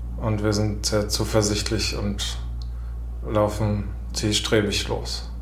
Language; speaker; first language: German; native; German